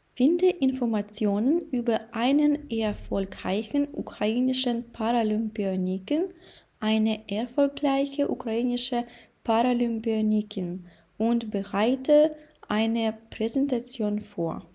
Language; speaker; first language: German; non-native, fluent; Ukrainian